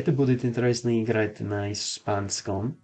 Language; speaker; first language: Russian; non-native, learner; English